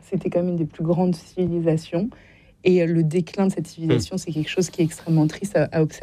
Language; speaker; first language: French; native; French